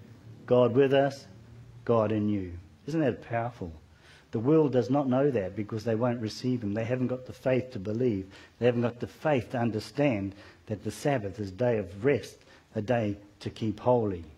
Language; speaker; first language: English; native; English